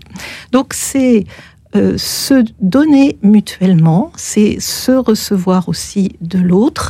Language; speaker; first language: French; native; French